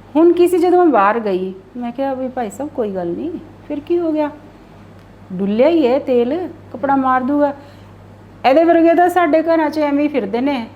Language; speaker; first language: Punjabi; non-native, local second language; Hindi